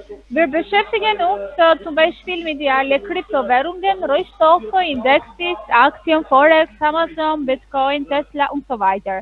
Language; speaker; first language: German; non-native, learner; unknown